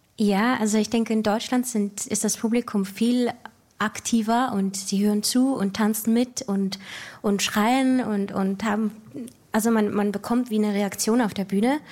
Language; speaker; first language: German; native; German